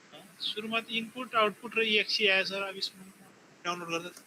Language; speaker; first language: Nepali; native; Nepali